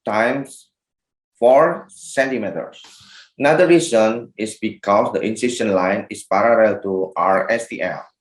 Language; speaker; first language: English; non-native, fluent; Indonesian